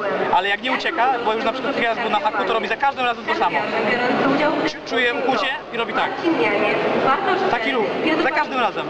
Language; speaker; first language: Polish; native; Polish